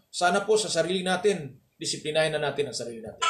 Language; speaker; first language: Filipino; native; Filipino